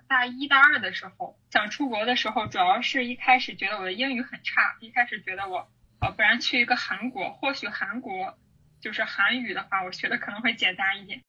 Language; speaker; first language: Chinese; native; Chinese